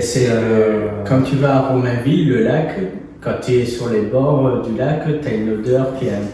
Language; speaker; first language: French; native; French